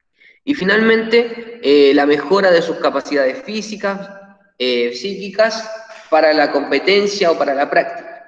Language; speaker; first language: Spanish; native; Spanish